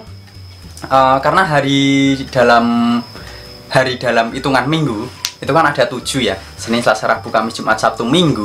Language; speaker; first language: Indonesian; native; Indonesian